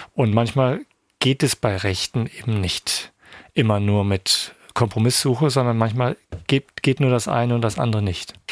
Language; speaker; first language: German; native; German